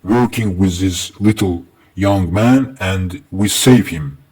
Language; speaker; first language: English; non-native, learner; Azerbaijani